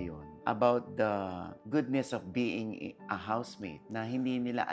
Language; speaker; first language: Filipino; native; Filipino